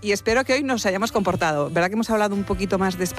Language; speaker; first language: Spanish; native; Spanish